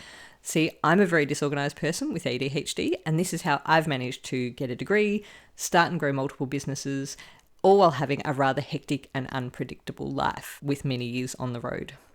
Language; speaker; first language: English; native; English